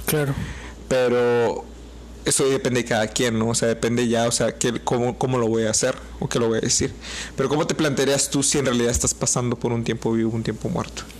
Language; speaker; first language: Spanish; native; Spanish